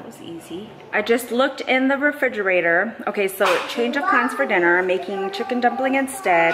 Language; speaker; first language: English; native; English